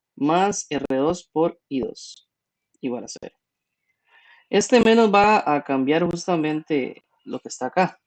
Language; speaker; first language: Spanish; native; Spanish